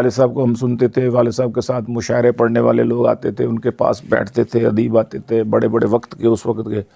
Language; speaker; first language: Urdu; non-native, local second language; Punjabi